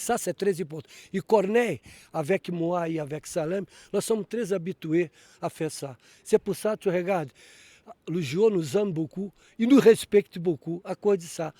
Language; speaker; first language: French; non-native, learner; Portuguese